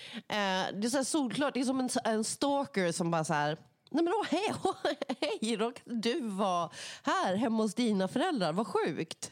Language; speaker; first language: Swedish; native; Swedish